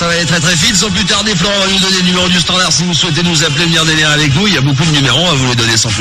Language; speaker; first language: French; native; French